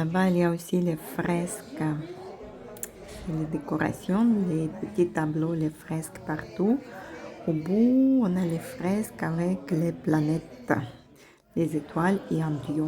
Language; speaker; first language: French; non-native, fluent; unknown